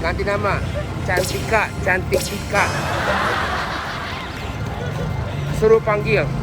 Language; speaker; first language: Indonesian; non-native, fluent; Japanese